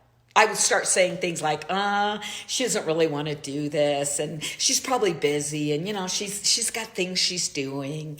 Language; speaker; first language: English; native; English